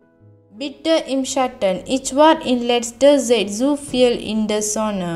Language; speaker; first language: German; non-native, learner; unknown